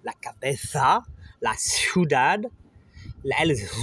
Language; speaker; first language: Spanish; non-native, learner; French